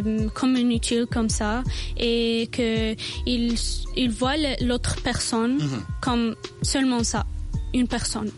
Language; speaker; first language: French; non-native, local second language; Arabic